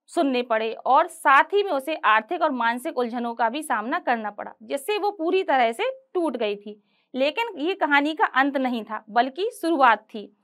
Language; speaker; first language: Hindi; native; Hindi